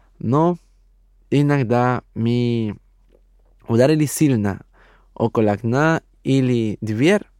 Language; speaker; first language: Russian; non-native, learner; Spanish